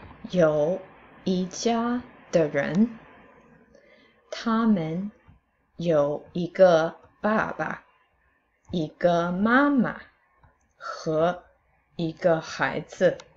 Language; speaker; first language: Chinese; non-native, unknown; English